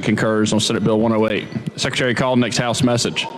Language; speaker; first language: English; native; English